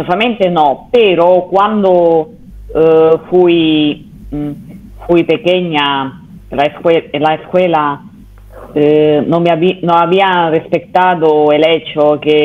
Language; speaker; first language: Spanish; non-native, fluent; Italian